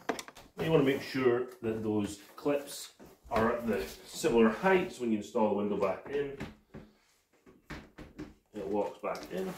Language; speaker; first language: English; native; English